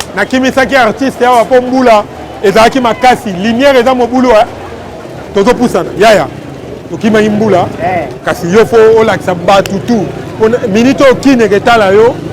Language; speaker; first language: Lingala; non-native, local second language; Kongo